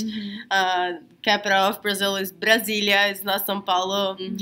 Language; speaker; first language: English; non-native, fluent; Portuguese